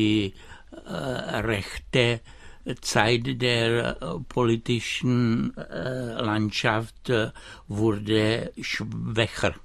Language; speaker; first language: German; non-native, fluent; Czech